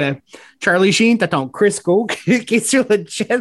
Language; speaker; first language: French; native; French